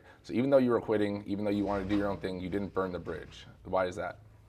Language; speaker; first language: English; native; English